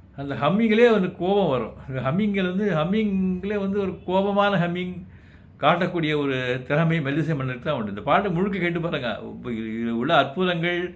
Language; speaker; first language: Tamil; native; Tamil